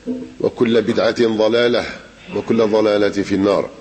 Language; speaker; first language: Arabic; native; Arabic